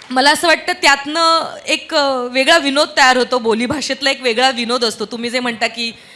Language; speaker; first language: Marathi; native; Marathi